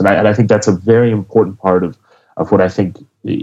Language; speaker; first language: English; native; English